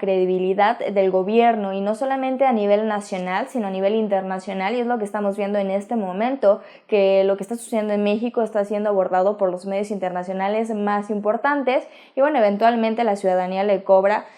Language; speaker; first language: Spanish; native; Spanish